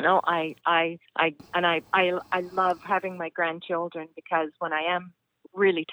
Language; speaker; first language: English; native; English